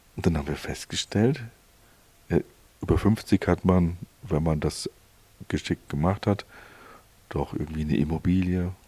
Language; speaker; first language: German; native; German